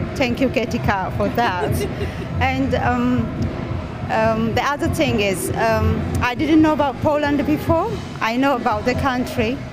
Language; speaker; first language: English; non-native, fluent; Amharic